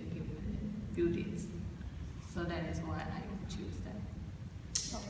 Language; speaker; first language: English; non-native, learner; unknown